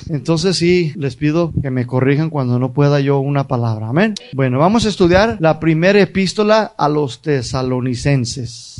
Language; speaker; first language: Spanish; early bilingual, heritage; Spanish